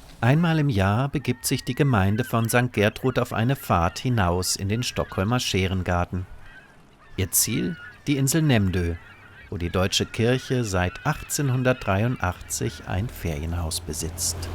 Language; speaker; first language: German; native; German